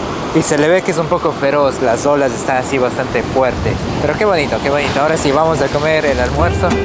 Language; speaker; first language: Spanish; native; Spanish